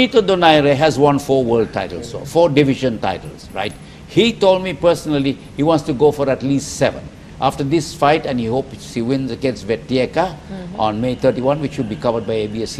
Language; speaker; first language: English; non-native, local second language; Filipino